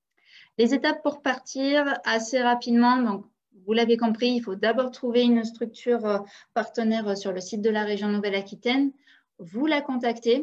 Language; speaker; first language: French; native; French